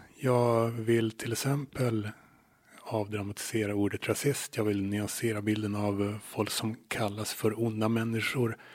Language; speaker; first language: Swedish; native; Swedish